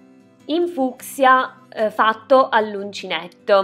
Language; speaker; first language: Italian; native; Italian